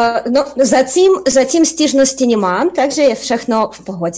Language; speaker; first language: Czech; non-native, fluent; Russian